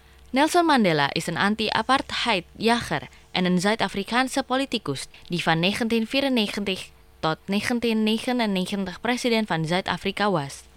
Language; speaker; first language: Dutch; non-native, fluent; Indonesian